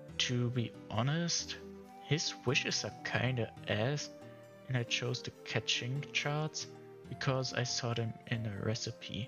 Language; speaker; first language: English; non-native, fluent; German